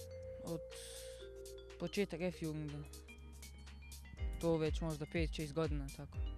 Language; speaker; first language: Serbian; early bilingual, heritage; Bosnian